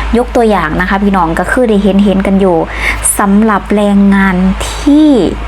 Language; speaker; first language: Thai; native; Thai